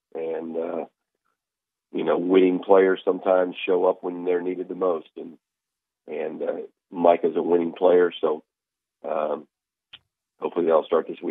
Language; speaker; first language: English; native; English